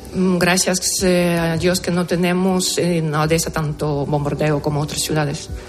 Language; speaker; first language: Spanish; non-native, fluent; Ukrainian